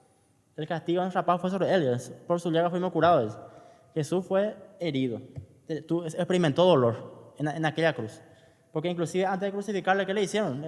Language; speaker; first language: Spanish; native; Spanish